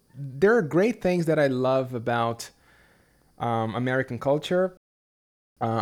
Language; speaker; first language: English; non-native, fluent; Portuguese